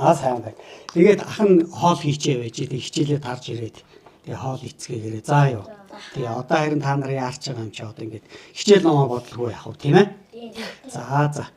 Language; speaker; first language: Mongolian; native; Mongolian